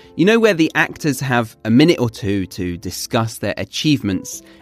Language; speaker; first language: English; native; English